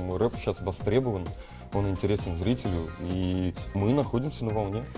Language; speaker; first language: Russian; native; Russian